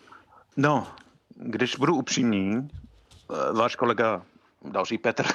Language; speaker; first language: Czech; non-native, fluent; English